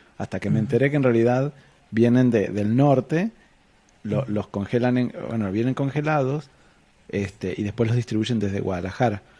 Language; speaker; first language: Spanish; native; Spanish